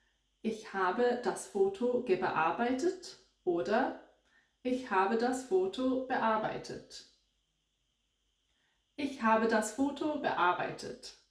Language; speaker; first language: German; non-native, fluent; English